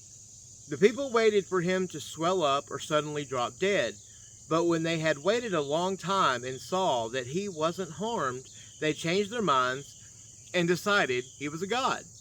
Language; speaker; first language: English; native; English